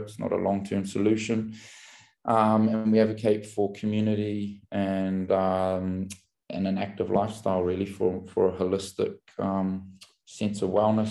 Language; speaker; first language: English; native; English